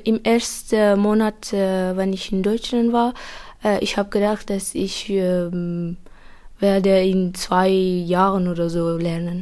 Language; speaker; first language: German; non-native, learner; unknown